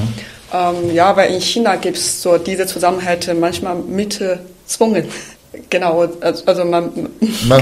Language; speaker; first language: German; non-native, fluent; Chinese